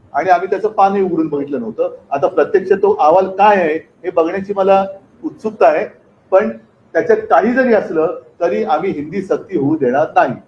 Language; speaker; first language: Marathi; native; Marathi